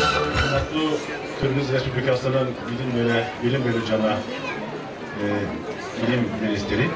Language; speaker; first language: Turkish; non-native, fluent; Kyrgyz